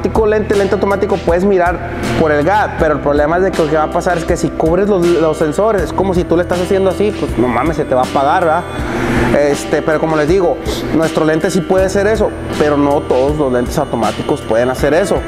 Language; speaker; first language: Spanish; native; Spanish